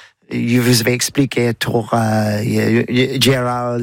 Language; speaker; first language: French; non-native, learner; English